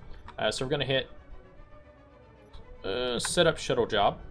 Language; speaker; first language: English; native; English